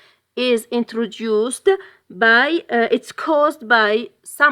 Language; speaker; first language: English; non-native, fluent; French